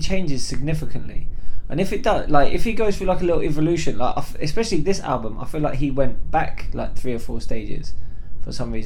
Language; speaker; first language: English; native; English